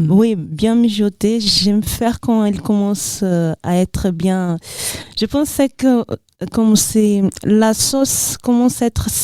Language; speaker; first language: French; non-native, learner; Portuguese